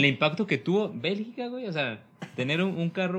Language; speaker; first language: Spanish; native; Spanish